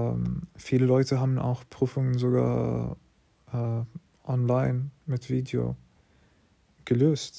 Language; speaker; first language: German; non-native, fluent; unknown